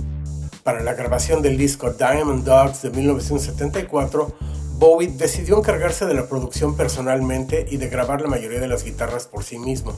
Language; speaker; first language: Spanish; native; Spanish